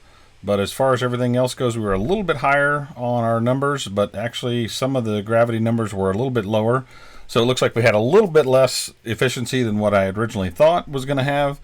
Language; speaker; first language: English; native; English